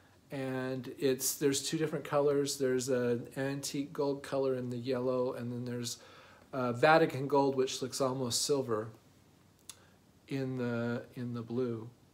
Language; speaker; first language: English; native; English